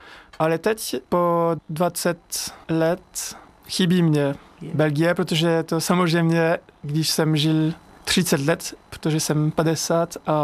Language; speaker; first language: Czech; non-native, fluent; French